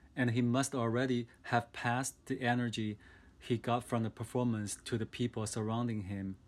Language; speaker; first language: English; non-native, fluent; Chinese